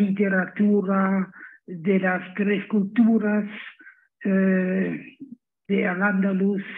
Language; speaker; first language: Spanish; non-native, fluent; German